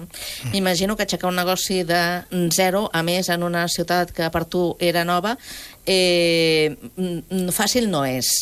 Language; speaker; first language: Catalan; native; Catalan